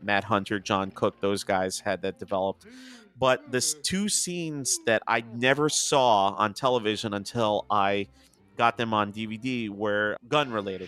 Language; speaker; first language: English; native; English